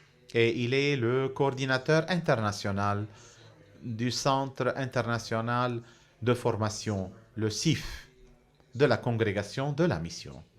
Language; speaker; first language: French; non-native, fluent; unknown